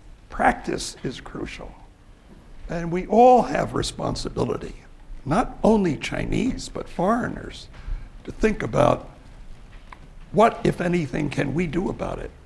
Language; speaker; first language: English; native; English